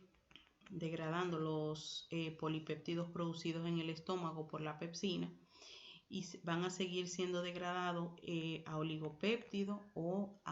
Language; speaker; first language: Spanish; native; Spanish